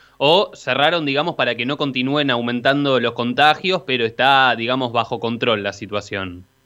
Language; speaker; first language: Spanish; native; Spanish